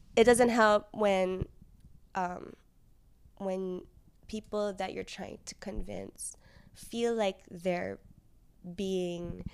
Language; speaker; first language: English; native; English